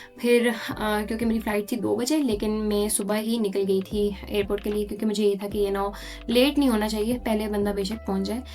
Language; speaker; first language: Urdu; native; Urdu